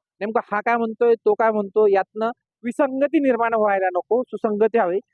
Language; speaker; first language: Marathi; native; Marathi